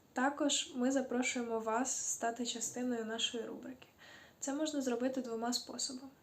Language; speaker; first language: Ukrainian; native; Ukrainian